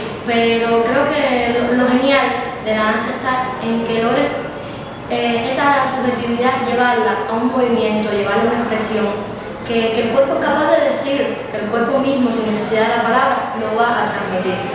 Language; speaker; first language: Spanish; native; Spanish